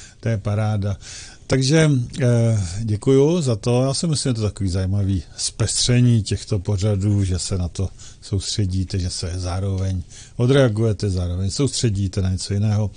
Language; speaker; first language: Czech; native; Czech